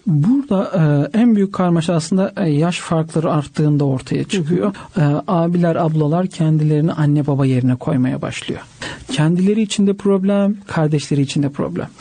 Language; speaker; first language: Turkish; native; Turkish